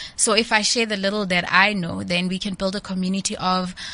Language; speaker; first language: English; non-native, local second language; Southern Sotho